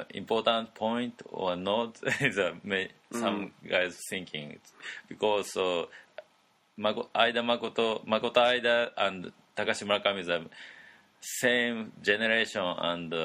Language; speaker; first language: English; non-native, learner; Japanese